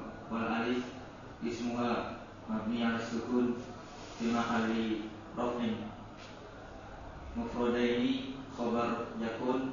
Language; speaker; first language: Arabic; non-native, learner; Indonesian